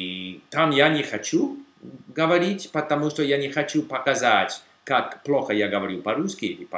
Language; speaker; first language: Russian; non-native, learner; English